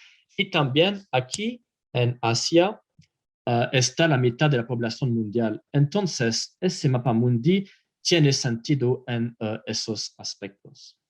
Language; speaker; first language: Spanish; non-native, fluent; French